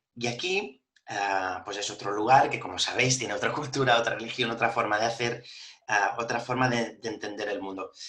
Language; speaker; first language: Spanish; early bilingual, other home language; Arabic